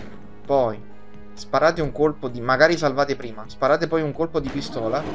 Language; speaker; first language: Italian; native; Italian